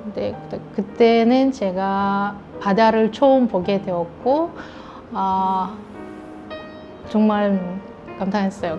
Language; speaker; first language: Korean; non-native, fluent; Russian